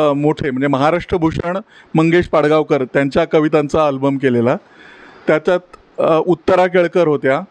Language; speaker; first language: Marathi; native; Marathi